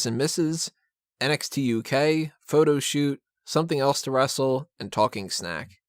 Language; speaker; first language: English; native; English